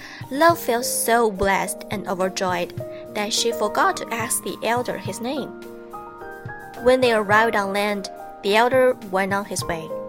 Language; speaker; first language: English; non-native, fluent; Chinese